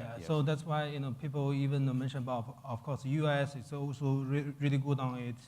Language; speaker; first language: English; non-native, fluent; Chinese